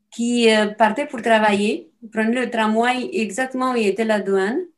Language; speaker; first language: French; non-native, fluent; Romanian